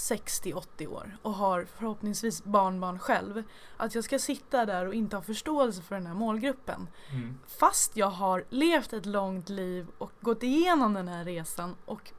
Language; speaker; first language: Swedish; native; Swedish